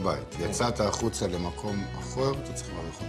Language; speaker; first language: Hebrew; native; Hebrew